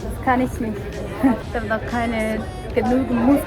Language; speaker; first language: German; non-native, learner; Korean